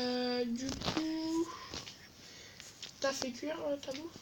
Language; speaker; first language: French; native; French